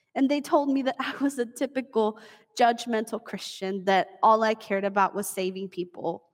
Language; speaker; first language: English; early bilingual, other home language; Spanish